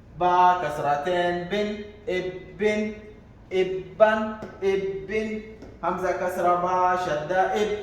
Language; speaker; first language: Arabic; non-native, local second language; Somali